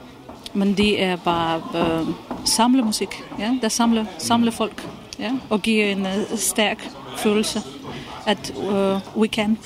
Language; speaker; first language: Danish; non-native, fluent; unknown